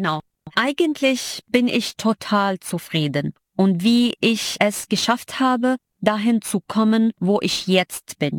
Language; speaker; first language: German; non-native, fluent; Arabic